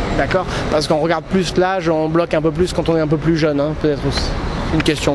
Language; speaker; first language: French; native; French